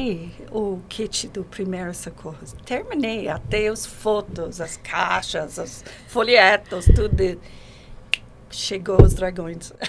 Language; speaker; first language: Portuguese; non-native, fluent; English